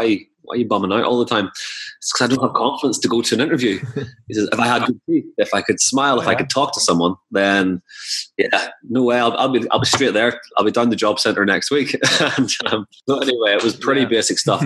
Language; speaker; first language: English; native; English